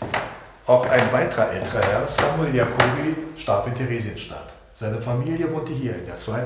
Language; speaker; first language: German; native; German